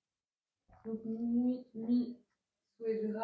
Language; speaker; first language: Spanish; non-native, learner; French